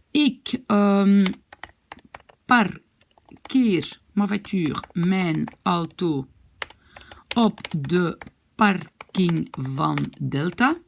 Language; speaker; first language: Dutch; non-native, fluent; French